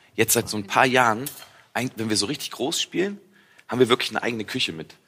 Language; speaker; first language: German; native; German